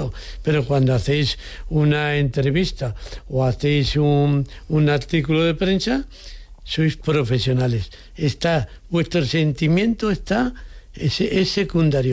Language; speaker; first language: Spanish; native; Spanish